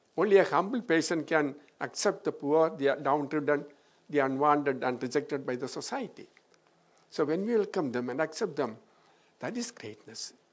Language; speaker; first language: English; non-native, local second language; Malayalam